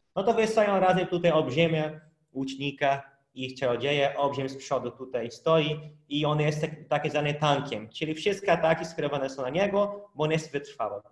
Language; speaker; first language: Polish; non-native, fluent; Portuguese